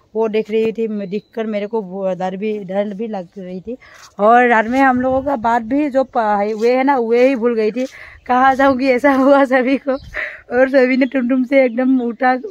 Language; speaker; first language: Hindi; non-native, local second language; Assamese